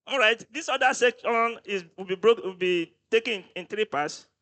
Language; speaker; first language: English; non-native, local second language; Yoruba